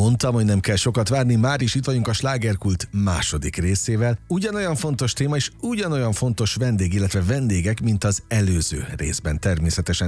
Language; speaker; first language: Hungarian; native; Hungarian